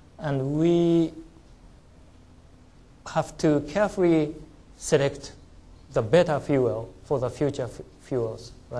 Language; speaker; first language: English; non-native, learner; Japanese